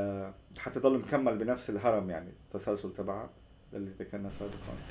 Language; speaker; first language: Arabic; native; Arabic